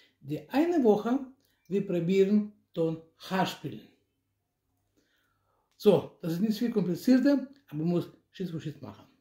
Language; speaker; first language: German; non-native, learner; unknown